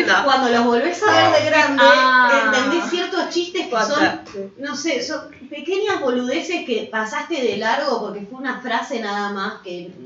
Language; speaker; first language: Spanish; native; Spanish